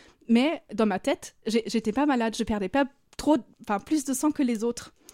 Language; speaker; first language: French; non-native, fluent; German